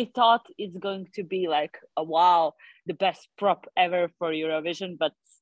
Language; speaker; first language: English; non-native, fluent; Serbian